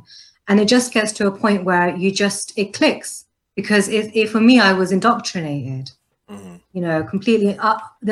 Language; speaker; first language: English; native; English